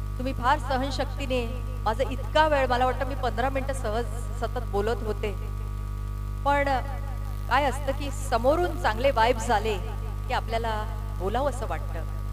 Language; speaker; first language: Marathi; non-native, local second language; Konkani